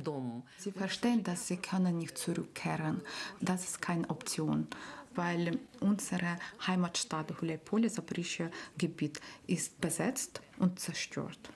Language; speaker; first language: German; non-native, learner; Ukrainian